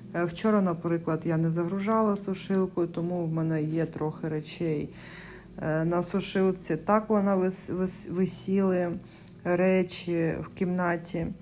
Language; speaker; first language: Ukrainian; non-native, local second language; Russian